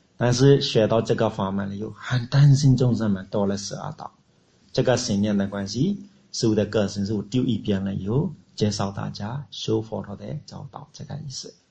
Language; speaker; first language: Chinese; non-native, learner; Burmese